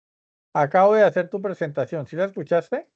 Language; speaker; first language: Spanish; native; Spanish